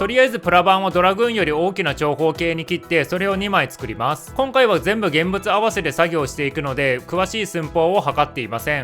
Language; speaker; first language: Japanese; native; Japanese